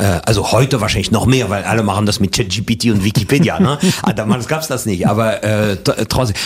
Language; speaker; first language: German; non-native, fluent; French